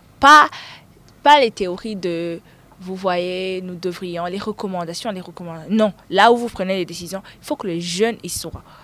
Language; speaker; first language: French; non-native, local second language; Rundi